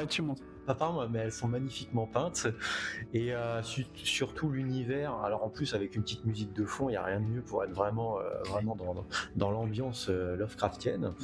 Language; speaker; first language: French; native; French